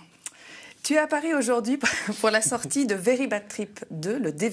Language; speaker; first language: French; native; French